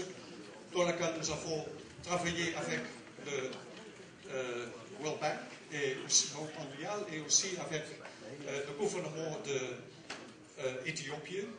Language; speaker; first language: French; non-native, learner; Dutch